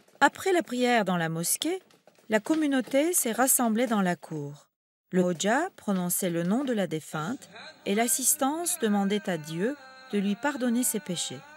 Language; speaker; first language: French; non-native, fluent; Turkish